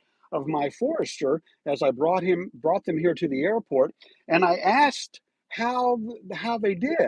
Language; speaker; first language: English; native; English